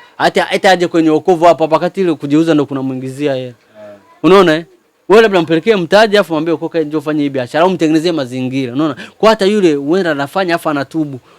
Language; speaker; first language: Swahili; native; Swahili